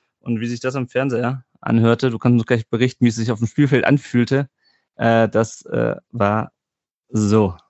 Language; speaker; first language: German; native; German